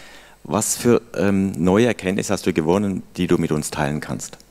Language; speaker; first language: German; native; German